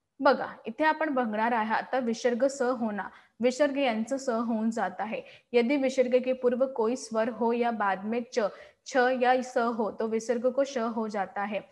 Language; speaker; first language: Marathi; non-native, local second language; Hindi